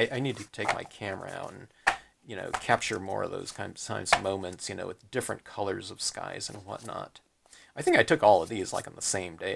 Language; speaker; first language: English; native; English